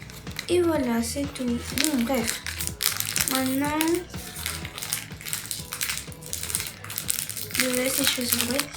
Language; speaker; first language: French; native; French